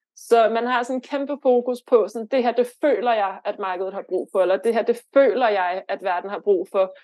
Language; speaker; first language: Danish; early bilingual, other home language; Lithuanian